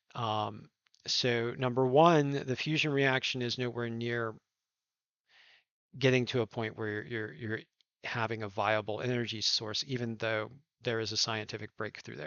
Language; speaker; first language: English; native; English